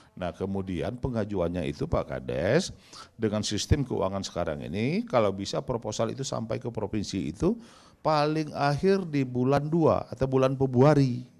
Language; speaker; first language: Indonesian; native; Indonesian